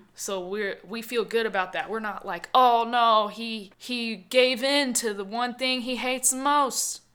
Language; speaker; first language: English; native; English